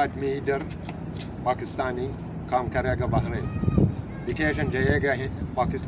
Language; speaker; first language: Hindi; non-native, learner; Arabic